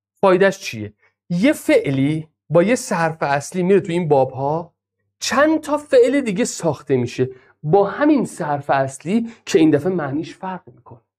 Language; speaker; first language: Persian; non-native, local second language; Azerbaijani